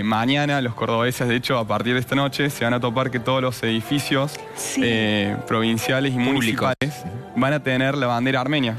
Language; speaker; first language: Spanish; native; Spanish